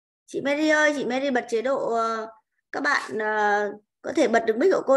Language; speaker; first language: Vietnamese; native; Vietnamese